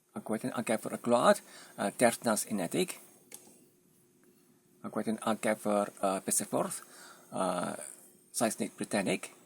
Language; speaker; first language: Welsh; non-native, learner; Polish